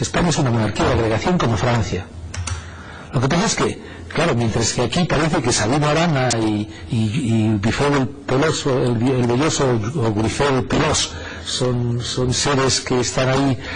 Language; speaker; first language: Spanish; native; Spanish